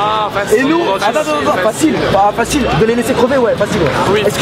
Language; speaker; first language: French; native; French